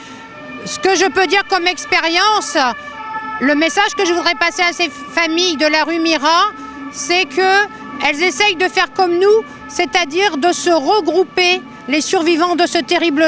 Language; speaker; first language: French; native; French